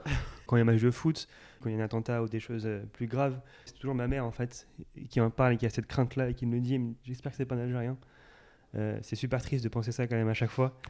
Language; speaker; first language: French; native; French